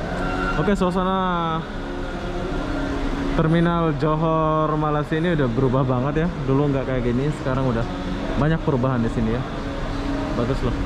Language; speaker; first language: Indonesian; native; Indonesian